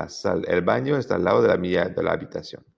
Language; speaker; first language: Spanish; non-native, fluent; French